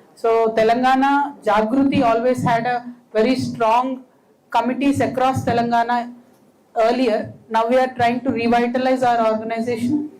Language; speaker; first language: English; non-native, local second language; Telugu